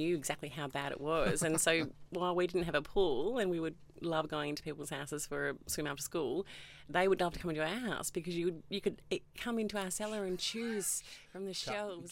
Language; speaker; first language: English; native; English